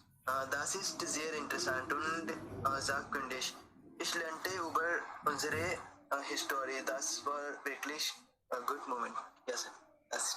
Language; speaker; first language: German; non-native, learner; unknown